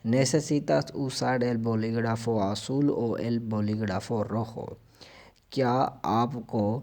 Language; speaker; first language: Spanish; non-native, fluent; Urdu